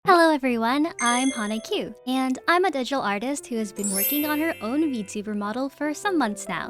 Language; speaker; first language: English; native; English